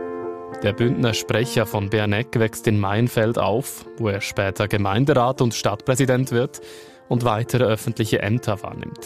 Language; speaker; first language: German; native; German